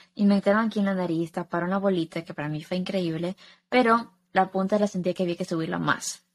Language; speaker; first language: Spanish; early bilingual, heritage; Spanish